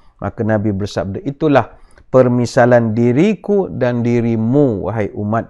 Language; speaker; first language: Malay; native; Malay